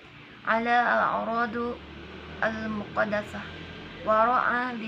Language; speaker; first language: Arabic; non-native, learner; Indonesian